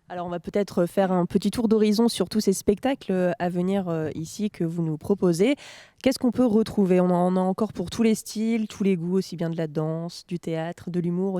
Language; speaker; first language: French; native; French